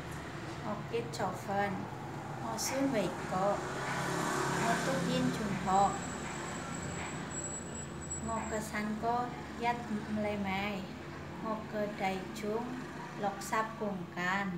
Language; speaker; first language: Cantonese; non-native, learner; Indonesian